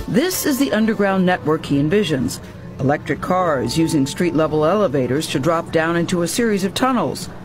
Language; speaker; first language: English; native; English